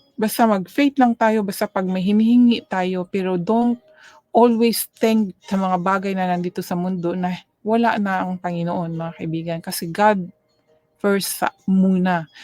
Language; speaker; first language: Filipino; non-native, local second language; Cebuano